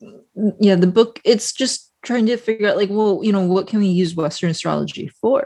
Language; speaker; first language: English; native; English